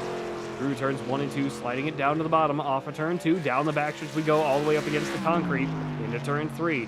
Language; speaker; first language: English; native; English